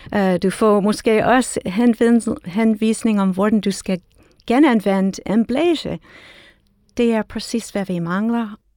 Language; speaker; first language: Danish; non-native, fluent; English